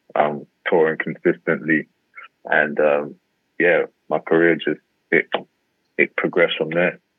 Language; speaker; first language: English; native; English